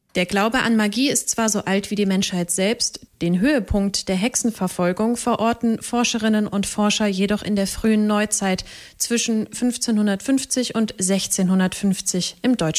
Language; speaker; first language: German; native; German